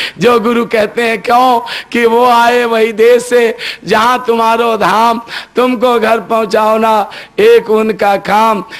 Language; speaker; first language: Hindi; native; Hindi